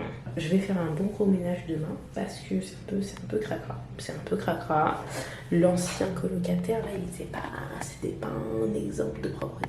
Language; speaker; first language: French; native; French